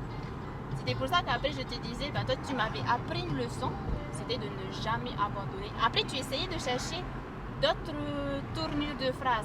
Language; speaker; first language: French; native; French